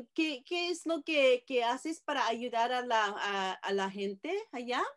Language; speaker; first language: Spanish; non-native, fluent; Japanese